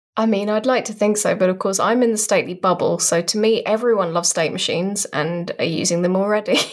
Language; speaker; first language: English; native; English